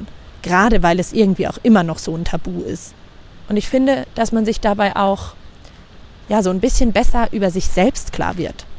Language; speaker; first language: German; native; German